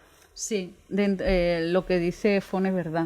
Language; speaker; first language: Spanish; native; Spanish